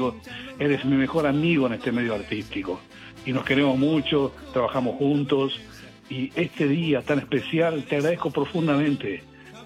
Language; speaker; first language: Spanish; non-native, local second language; Guarani